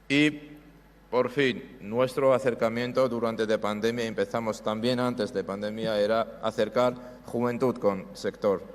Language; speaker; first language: Spanish; non-native, fluent; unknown